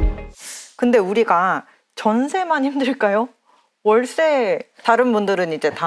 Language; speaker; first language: Korean; native; Korean